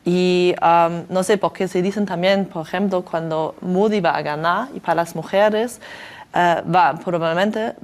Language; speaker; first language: Spanish; non-native, learner; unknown